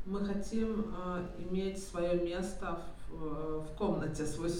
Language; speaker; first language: Russian; native; Russian